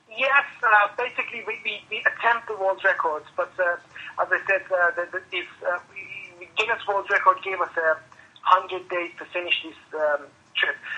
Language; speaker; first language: English; non-native, fluent; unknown